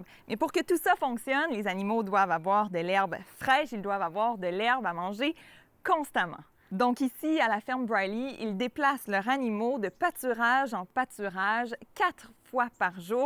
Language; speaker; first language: French; native; French